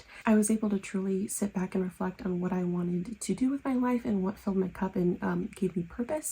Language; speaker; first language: English; native; English